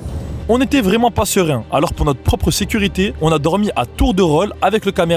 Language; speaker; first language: French; native; French